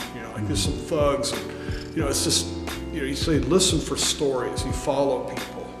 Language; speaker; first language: English; native; English